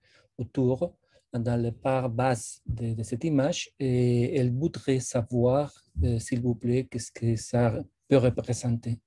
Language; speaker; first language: French; non-native, fluent; Spanish